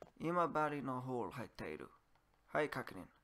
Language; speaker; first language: Japanese; non-native, learner; English